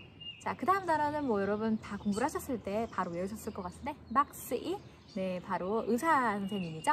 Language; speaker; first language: Korean; native; Korean